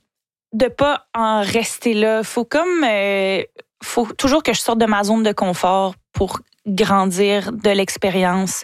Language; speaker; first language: French; native; French